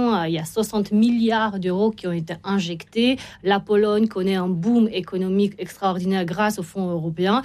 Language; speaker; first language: French; non-native, fluent; Romanian